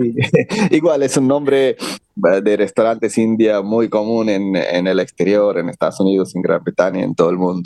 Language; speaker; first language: Spanish; non-native, fluent; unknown